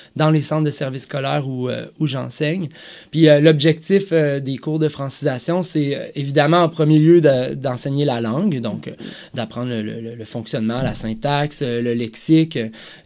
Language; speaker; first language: French; native; French